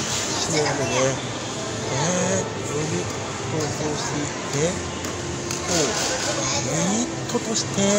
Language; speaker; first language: Japanese; native; Japanese